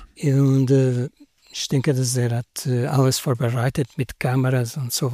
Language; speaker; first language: German; non-native, learner; Portuguese